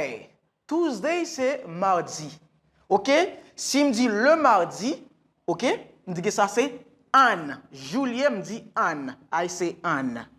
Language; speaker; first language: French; non-native, local second language; Haitian Creole